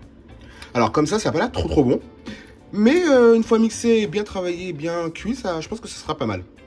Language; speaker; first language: French; native; French